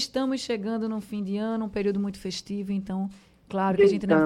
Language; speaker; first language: Portuguese; native; Portuguese